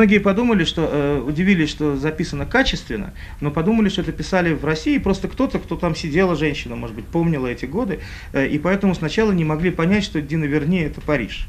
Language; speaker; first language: Russian; native; Russian